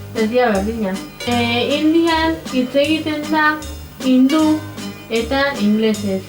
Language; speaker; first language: Basque; non-native, local second language; Spanish